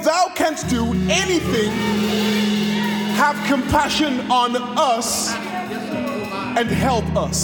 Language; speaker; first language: English; native; English